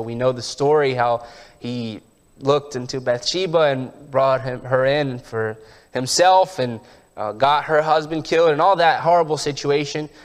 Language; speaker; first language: English; early bilingual, heritage; English